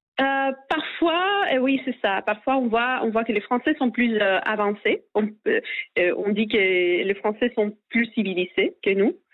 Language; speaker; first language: French; non-native, fluent; Spanish